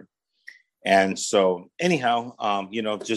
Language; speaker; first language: English; native; English